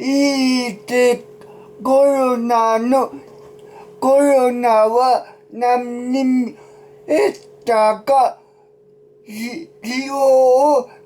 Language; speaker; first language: Japanese; non-native, learner; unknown